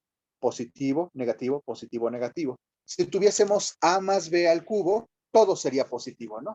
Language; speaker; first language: Spanish; native; Spanish